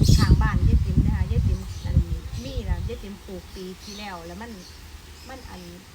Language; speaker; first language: Thai; non-native, local second language; Northeastern Thai